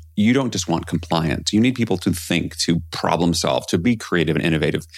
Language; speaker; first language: English; native; English